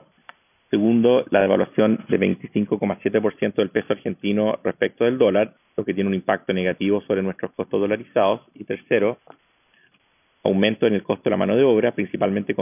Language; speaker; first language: Spanish; native; Spanish